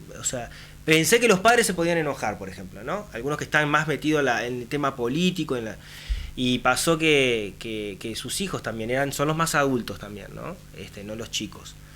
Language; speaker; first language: Spanish; native; Spanish